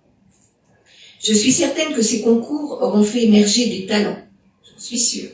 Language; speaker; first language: French; native; French